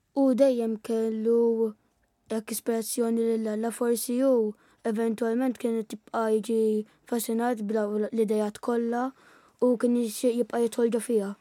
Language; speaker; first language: Maltese; early bilingual, other home language; Italian